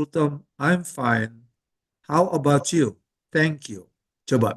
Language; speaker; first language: English; non-native, fluent; Indonesian